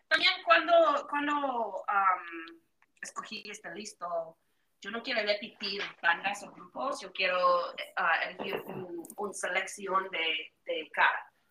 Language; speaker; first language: Spanish; non-native, learner; English